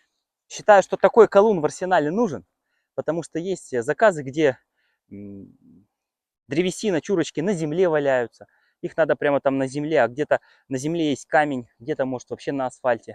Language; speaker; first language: Russian; native; Russian